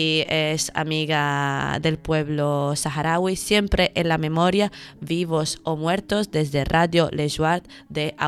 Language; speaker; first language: Spanish; native; Spanish